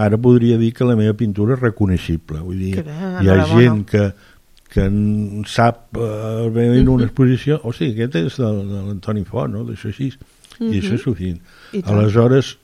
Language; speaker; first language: Catalan; native; Catalan